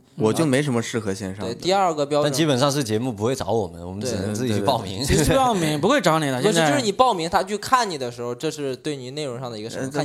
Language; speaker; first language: Chinese; native; Chinese